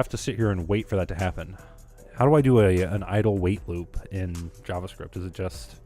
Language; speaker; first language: English; native; English